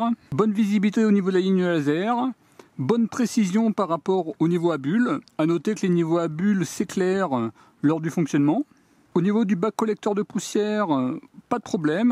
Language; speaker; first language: French; native; French